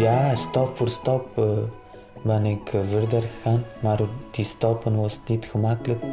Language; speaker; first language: Dutch; early bilingual, other home language; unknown